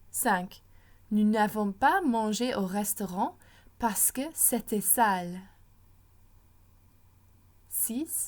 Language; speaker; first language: French; non-native, fluent; English